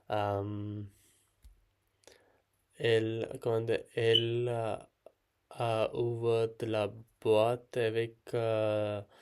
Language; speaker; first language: French; non-native, learner; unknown